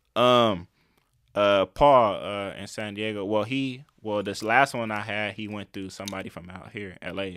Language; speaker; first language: English; native; English